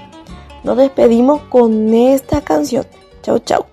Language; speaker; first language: Spanish; native; Spanish